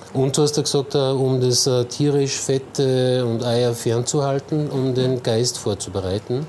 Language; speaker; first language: German; native; German